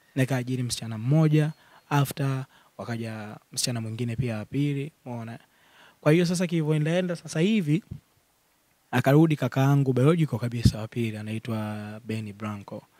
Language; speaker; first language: Swahili; native; Swahili